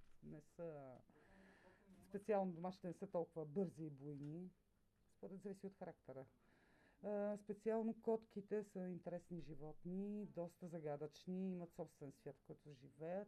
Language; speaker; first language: Bulgarian; native; Bulgarian